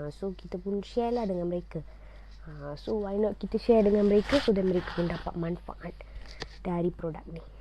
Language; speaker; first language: Malay; non-native, local second language; Tamil